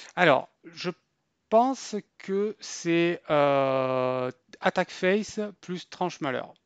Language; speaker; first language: French; native; French